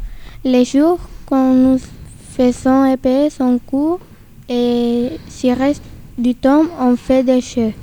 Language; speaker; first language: French; non-native, learner; Spanish